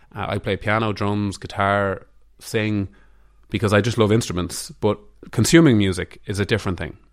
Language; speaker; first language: English; native; English